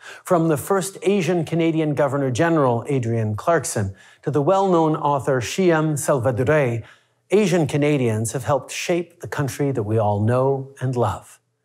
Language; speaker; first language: English; early bilingual, other home language; French